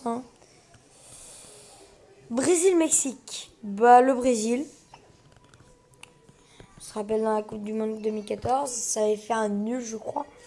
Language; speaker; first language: French; early bilingual, other home language; Portuguese